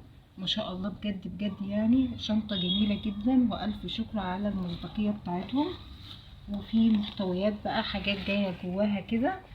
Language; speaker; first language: Arabic; native; Arabic